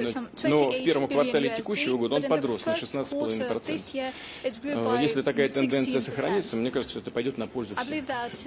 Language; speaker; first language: Russian; native; Russian